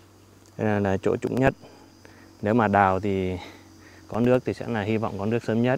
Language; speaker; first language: Vietnamese; native; Vietnamese